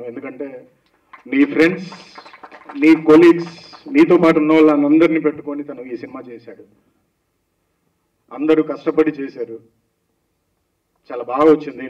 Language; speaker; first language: Telugu; native; Telugu